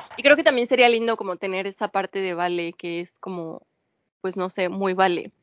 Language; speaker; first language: Spanish; native; Spanish